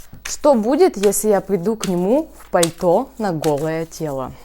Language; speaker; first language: Russian; native; Russian